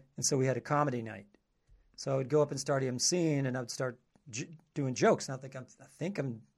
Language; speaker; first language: English; native; English